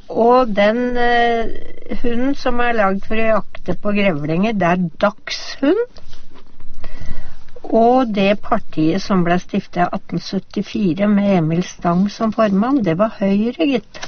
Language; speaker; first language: Norwegian; native; Norwegian